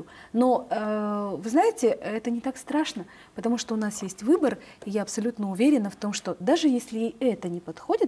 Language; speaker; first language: Russian; native; Russian